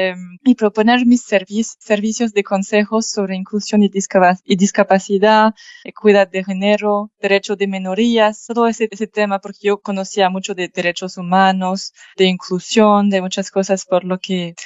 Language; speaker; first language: Spanish; non-native, fluent; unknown